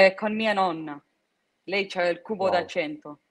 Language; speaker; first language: Italian; early bilingual, heritage; Italian